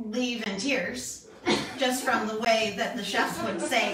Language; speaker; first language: English; native; English